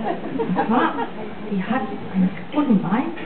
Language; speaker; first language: German; non-native, fluent; English